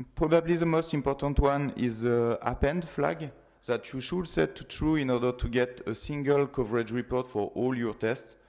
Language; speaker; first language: English; non-native, fluent; French